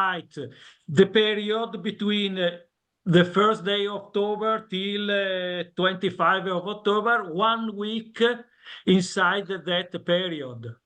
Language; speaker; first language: English; non-native, learner; Italian